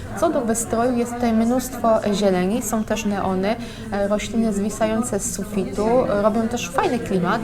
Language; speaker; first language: Polish; native; Polish